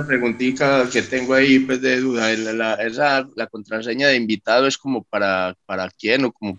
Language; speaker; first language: Spanish; native; Spanish